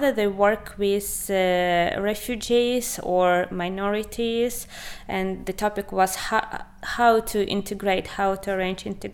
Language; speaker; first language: English; non-native, fluent; Ukrainian